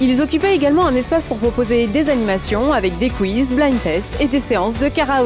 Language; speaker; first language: French; native; French